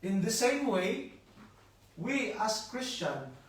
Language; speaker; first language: English; non-native, local second language; Filipino